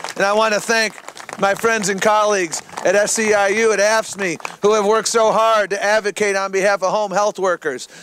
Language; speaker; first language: English; native; English